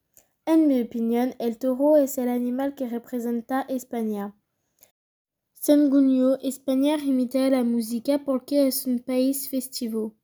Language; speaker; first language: Spanish; non-native, learner; French